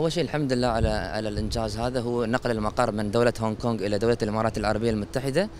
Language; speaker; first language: Arabic; native; Arabic